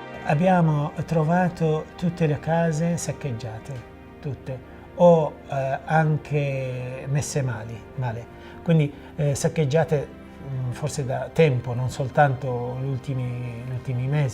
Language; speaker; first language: Italian; non-native, fluent; Assyrian Neo-Aramaic